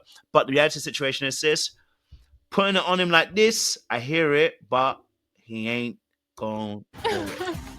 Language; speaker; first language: English; native; English